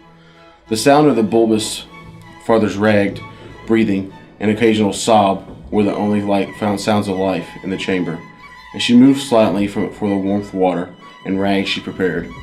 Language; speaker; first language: English; native; English